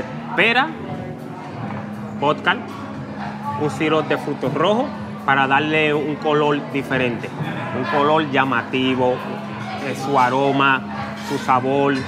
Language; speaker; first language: Spanish; native; Spanish